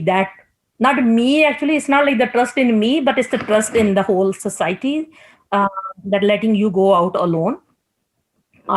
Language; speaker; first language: English; non-native, local second language; Punjabi